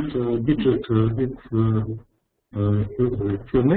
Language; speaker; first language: English; non-native, learner; Russian